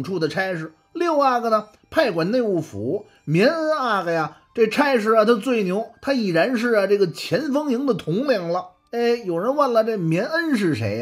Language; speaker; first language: Chinese; native; Chinese